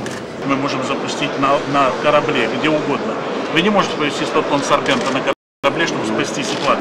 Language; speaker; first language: Russian; native; Russian